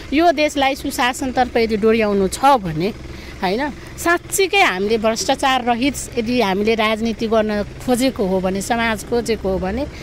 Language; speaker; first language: Nepali; non-native, local second language; Maithili